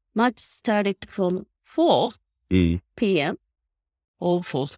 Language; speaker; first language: English; non-native, learner; Japanese